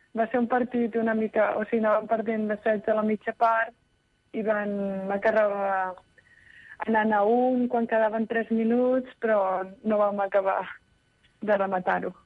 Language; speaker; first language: Catalan; native; Catalan